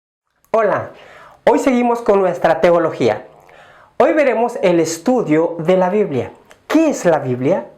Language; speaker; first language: Spanish; native; Spanish